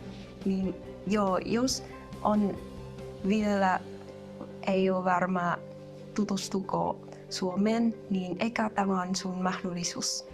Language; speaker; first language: Finnish; non-native, learner; Vietnamese